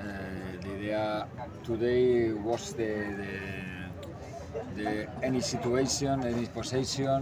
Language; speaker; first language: English; non-native, learner; Spanish